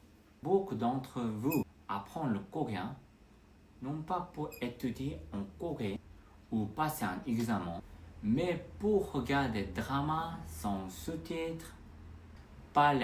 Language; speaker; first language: French; non-native, fluent; Korean